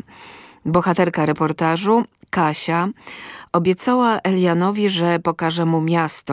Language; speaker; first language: Polish; native; Polish